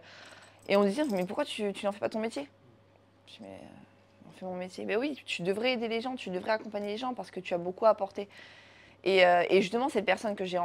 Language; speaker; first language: French; native; French